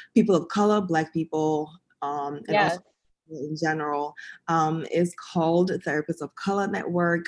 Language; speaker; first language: English; early bilingual, other home language; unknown